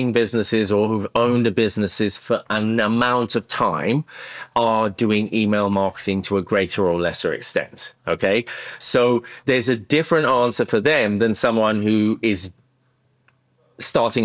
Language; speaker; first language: English; non-native, local second language; Akan